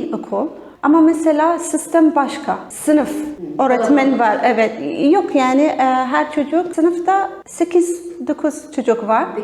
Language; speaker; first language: Turkish; non-native, learner; Arabic